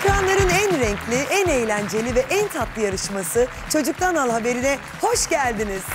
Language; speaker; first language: Turkish; native; Turkish